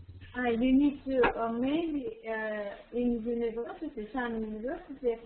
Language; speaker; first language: English; non-native, learner; Russian